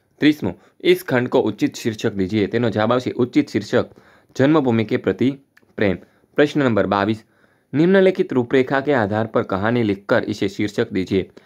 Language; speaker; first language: Hindi; non-native, local second language; Gujarati